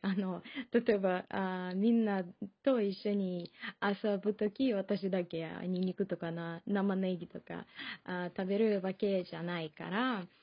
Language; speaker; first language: Japanese; non-native, fluent; Russian